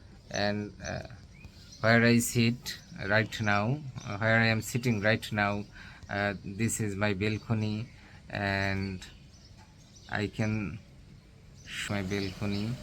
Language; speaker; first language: English; non-native, learner; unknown